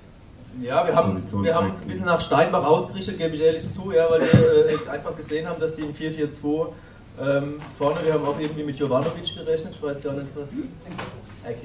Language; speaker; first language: German; native; German